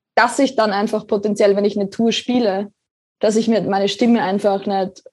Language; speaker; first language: German; native; German